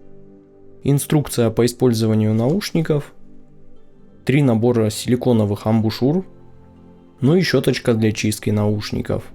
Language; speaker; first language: Russian; native; Russian